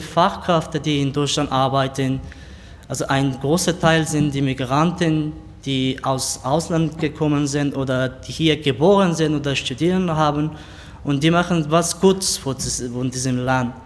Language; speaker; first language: German; non-native, learner; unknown